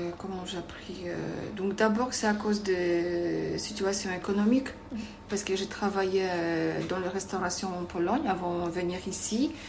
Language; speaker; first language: French; non-native, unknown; Polish